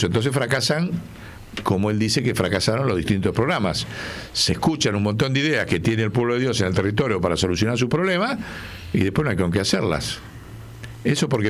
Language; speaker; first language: Spanish; native; Spanish